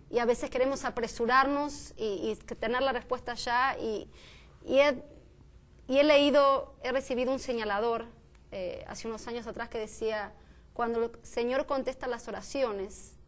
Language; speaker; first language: Spanish; native; Spanish